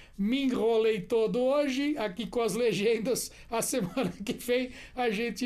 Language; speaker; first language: Portuguese; native; Portuguese